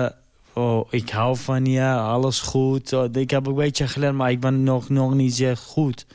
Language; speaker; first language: Dutch; non-native, learner; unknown